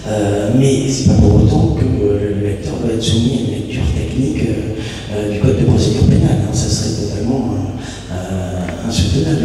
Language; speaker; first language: French; native; French